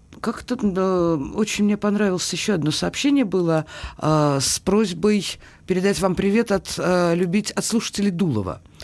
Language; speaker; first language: Russian; native; Russian